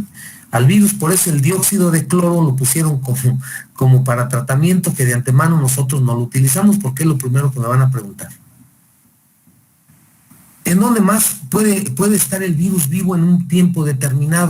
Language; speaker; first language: Spanish; native; Spanish